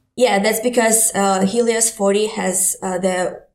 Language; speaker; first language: English; non-native, fluent; Ukrainian